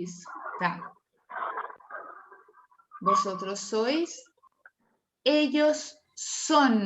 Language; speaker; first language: Spanish; non-native, fluent; Portuguese